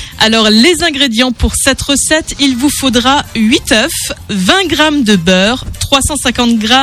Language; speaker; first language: French; native; French